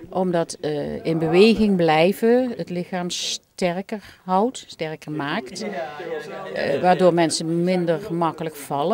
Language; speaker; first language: Dutch; native; Dutch